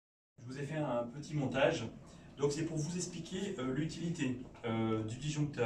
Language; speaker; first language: French; native; French